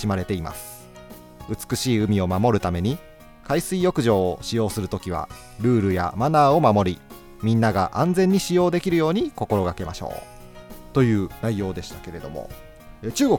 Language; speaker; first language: Japanese; native; Japanese